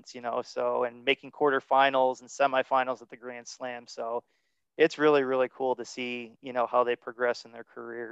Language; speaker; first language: English; native; English